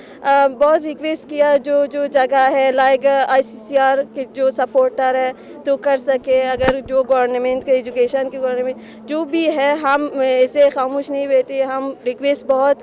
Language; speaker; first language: Hindi; non-native, learner; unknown